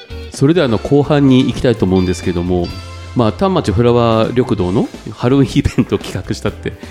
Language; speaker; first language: Japanese; native; Japanese